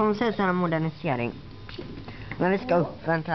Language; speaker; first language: Swedish; native; Swedish